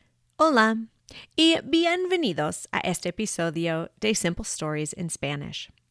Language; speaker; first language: Spanish; non-native, fluent; English